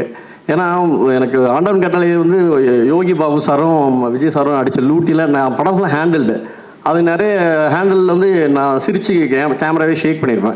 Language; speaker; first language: Tamil; native; Tamil